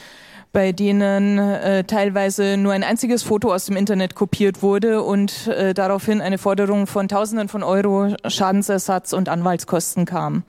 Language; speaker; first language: German; native; German